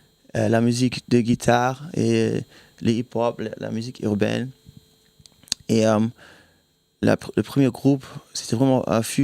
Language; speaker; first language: French; non-native, fluent; German